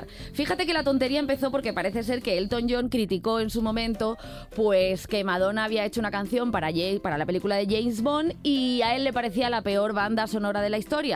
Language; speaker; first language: Spanish; native; Spanish